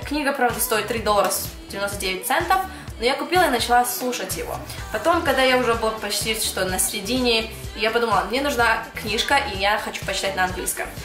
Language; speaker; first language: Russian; early bilingual, heritage; Russian